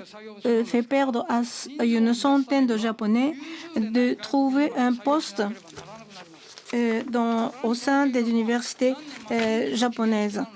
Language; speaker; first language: French; non-native, fluent; Japanese